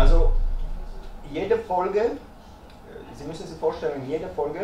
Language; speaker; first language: German; early bilingual, other home language; Croatian